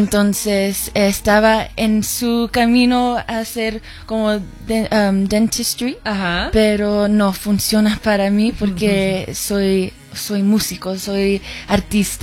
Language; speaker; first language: Spanish; non-native, learner; English